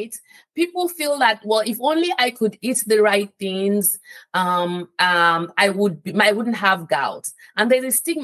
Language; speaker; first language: English; non-native, local second language; Yoruba